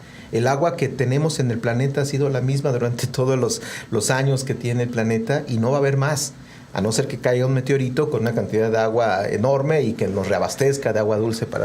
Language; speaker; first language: Spanish; native; Spanish